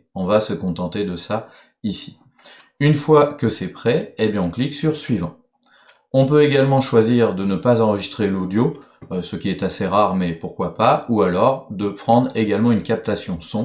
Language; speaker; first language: French; native; French